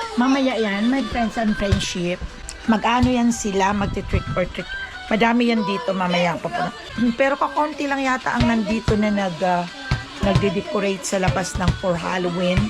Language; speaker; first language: Filipino; non-native, local second language; Cebuano